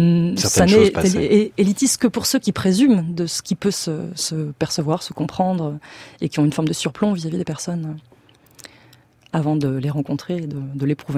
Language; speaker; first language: French; native; French